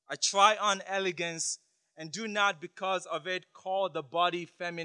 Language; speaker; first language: English; non-native, local second language; Yoruba